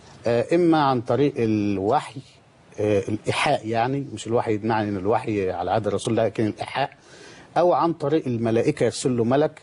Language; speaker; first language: Arabic; native; Arabic